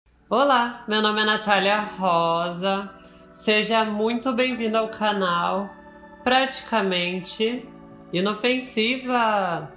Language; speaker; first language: Portuguese; native; Portuguese